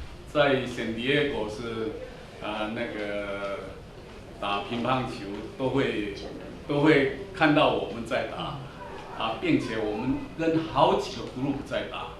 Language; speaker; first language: Chinese; non-native, local second language; Min Nan Chinese